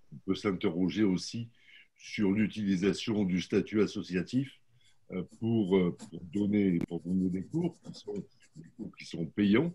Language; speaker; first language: French; native; French